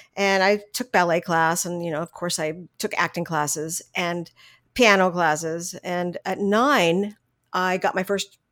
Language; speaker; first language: English; native; English